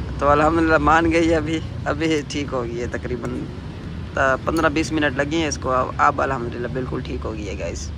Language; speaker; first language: Urdu; non-native, local second language; Punjabi